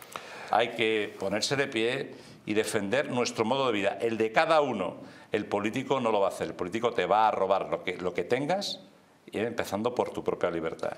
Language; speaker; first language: Spanish; native; Spanish